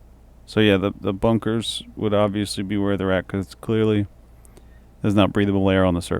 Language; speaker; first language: English; native; English